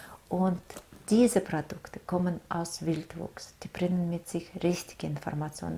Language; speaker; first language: German; non-native, fluent; Russian